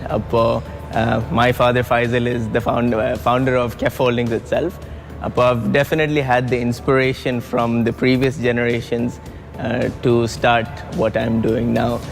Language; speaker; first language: English; early bilingual, other home language; Malayalam